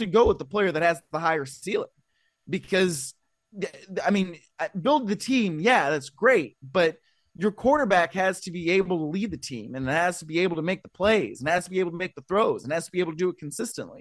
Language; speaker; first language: English; native; English